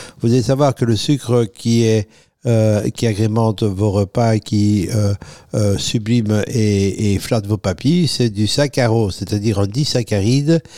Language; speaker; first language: French; non-native, fluent; Italian